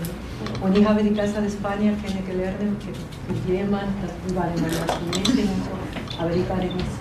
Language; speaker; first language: German; non-native, learner; Spanish